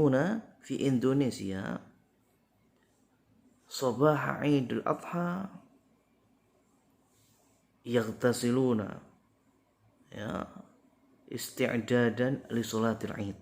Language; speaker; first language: Arabic; non-native, fluent; Indonesian